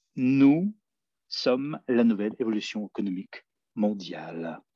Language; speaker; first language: French; non-native, fluent; Spanish